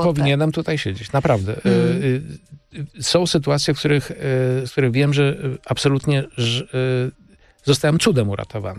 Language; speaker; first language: Polish; native; Polish